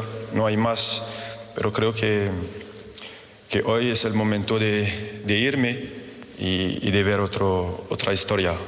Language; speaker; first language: Spanish; non-native, fluent; French